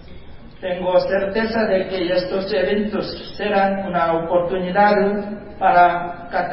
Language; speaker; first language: Spanish; non-native, fluent; Korean